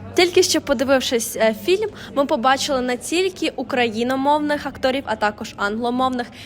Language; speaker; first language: Ukrainian; native; Ukrainian